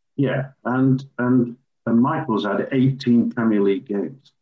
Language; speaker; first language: English; native; English